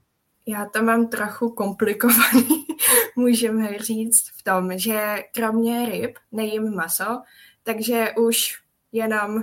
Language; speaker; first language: Czech; non-native, fluent; Japanese